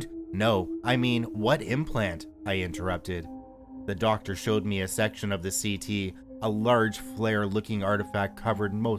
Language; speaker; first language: English; native; English